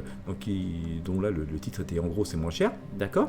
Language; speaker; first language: French; native; French